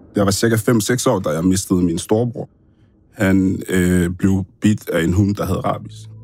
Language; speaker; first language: Danish; early bilingual, other home language; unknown